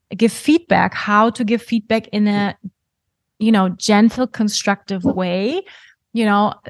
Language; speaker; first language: English; non-native, fluent; German